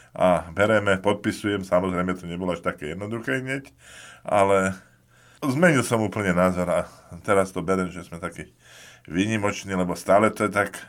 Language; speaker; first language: Slovak; native; Slovak